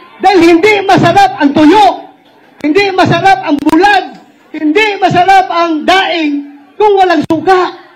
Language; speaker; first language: Filipino; non-native, local second language; Cebuano